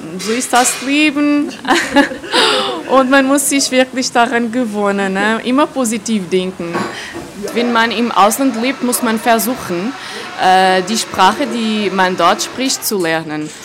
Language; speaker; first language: German; non-native, fluent; Portuguese